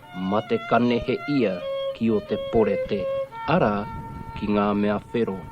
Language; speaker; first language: Māori; native; Māori